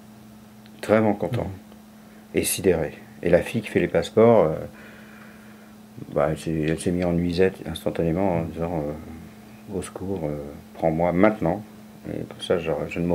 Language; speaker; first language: French; native; French